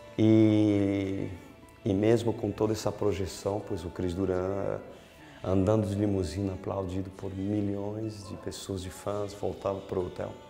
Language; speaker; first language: Portuguese; non-native, fluent; French